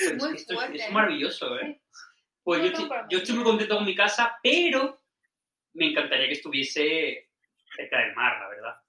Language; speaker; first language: Spanish; native; Spanish